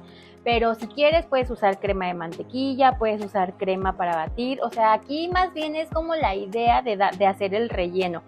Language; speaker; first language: Spanish; native; Spanish